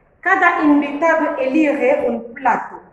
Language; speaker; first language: Spanish; non-native, fluent; French